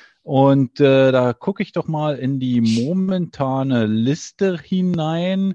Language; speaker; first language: German; native; German